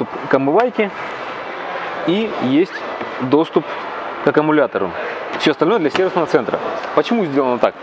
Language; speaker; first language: Russian; native; Russian